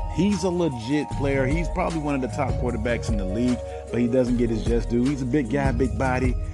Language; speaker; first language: English; native; English